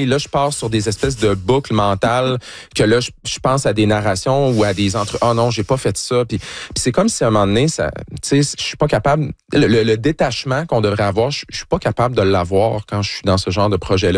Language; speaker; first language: French; native; French